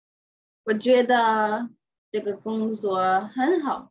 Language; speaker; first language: Chinese; non-native, learner; English